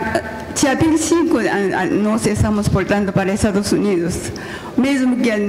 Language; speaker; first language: Portuguese; non-native, learner; Korean